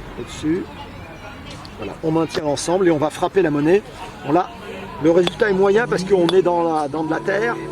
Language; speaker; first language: French; native; French